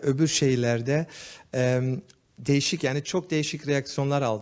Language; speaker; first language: Turkish; early bilingual, heritage; Turkish